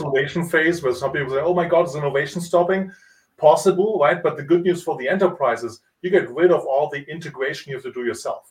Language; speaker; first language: English; non-native, fluent; Italian